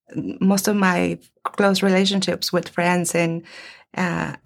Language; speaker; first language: English; early bilingual, other home language; Spanish